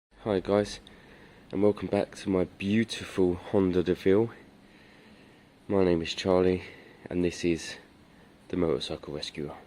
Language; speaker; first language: English; native; English